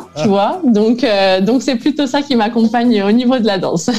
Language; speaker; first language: French; native; French